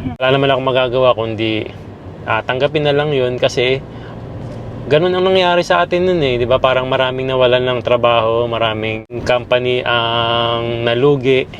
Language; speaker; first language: Filipino; native; Filipino